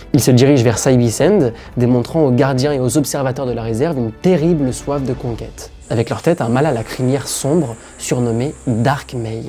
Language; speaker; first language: French; native; French